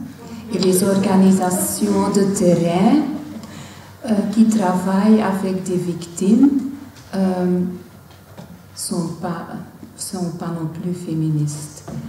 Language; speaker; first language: French; non-native, local second language; Dutch